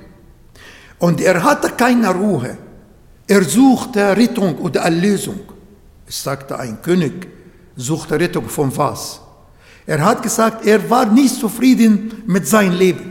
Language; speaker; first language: German; non-native, fluent; Arabic